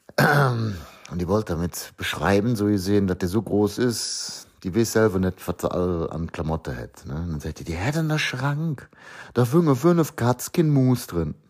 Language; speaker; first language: German; native; German